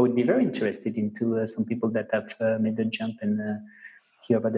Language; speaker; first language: English; non-native, fluent; French